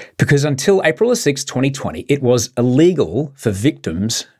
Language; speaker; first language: English; native; English